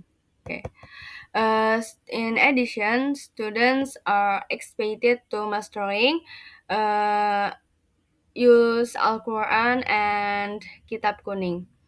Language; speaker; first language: English; non-native, learner; Indonesian